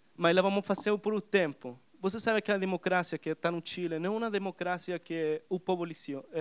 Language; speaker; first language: Portuguese; non-native, learner; Spanish